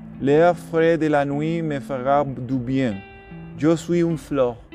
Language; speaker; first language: French; non-native, learner; Spanish